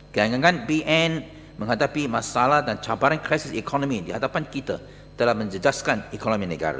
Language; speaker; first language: Malay; non-native, local second language; Chinese